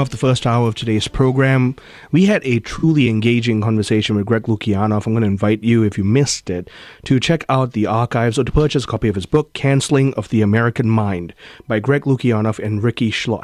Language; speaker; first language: English; non-native, local second language; Tamil